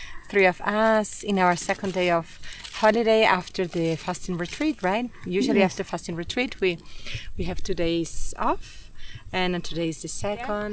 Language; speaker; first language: English; non-native, fluent; Tibetan